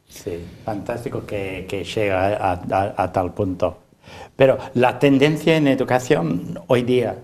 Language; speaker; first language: Spanish; non-native, fluent; English